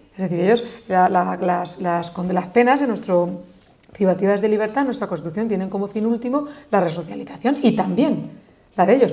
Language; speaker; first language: Spanish; native; Spanish